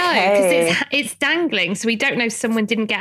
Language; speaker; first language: English; native; English